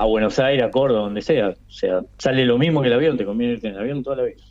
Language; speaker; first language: Spanish; native; Spanish